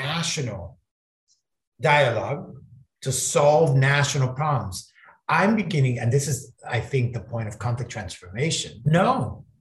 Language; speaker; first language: English; native; English